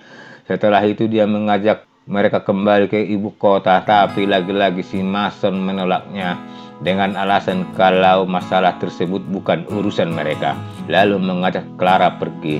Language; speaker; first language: Indonesian; native; Indonesian